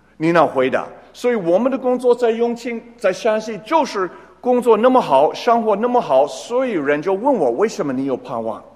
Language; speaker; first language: Chinese; non-native, fluent; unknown